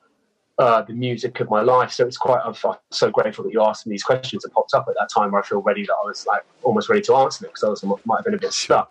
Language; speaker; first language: English; native; English